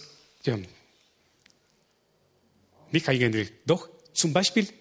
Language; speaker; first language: German; non-native, fluent; Spanish